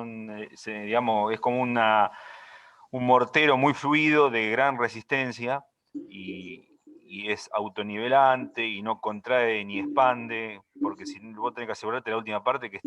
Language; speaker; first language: Spanish; native; Spanish